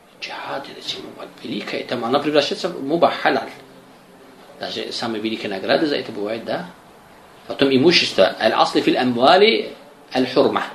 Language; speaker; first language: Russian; non-native, local second language; Azerbaijani